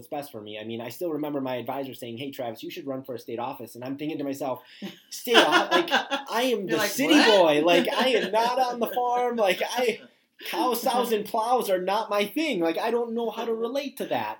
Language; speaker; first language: English; native; English